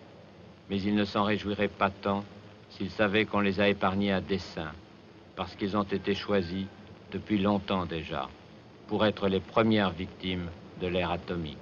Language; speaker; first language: French; native; French